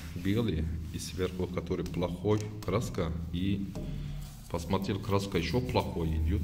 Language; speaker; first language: Russian; non-native, learner; Turkish